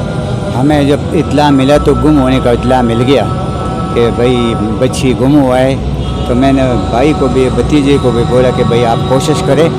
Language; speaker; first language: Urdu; non-native, local second language; Pashto